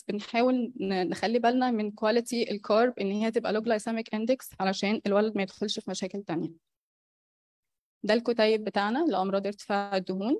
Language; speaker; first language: Arabic; native; Arabic